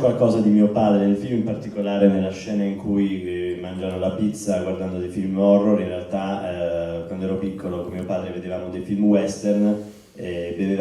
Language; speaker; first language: Italian; native; Italian